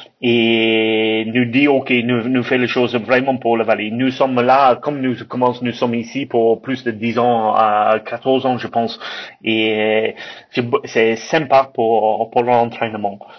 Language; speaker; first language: French; non-native, learner; English